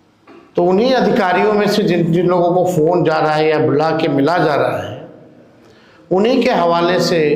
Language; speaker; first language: Hindi; native; Hindi